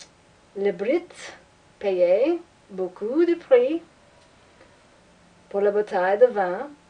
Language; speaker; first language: French; non-native, learner; English